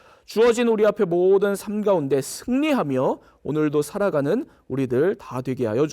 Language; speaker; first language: Korean; native; Korean